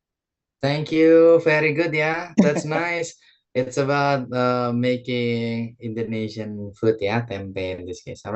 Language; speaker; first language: English; non-native, fluent; Indonesian